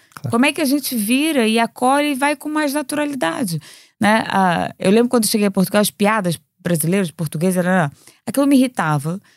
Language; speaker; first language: Portuguese; native; Portuguese